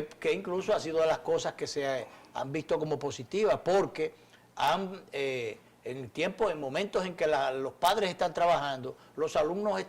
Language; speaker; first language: Spanish; native; Spanish